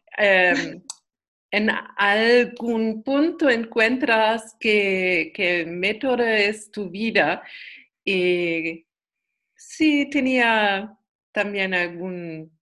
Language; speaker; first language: Spanish; non-native, learner; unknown